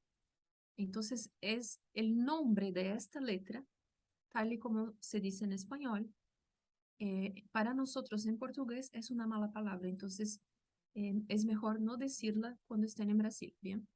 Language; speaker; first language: Spanish; non-native, fluent; Portuguese